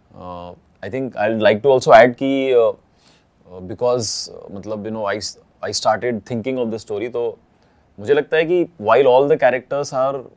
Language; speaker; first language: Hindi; native; Hindi